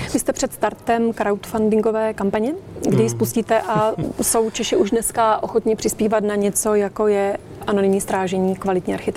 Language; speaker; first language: Czech; native; Czech